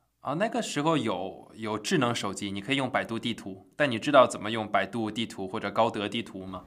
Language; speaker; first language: Chinese; native; Chinese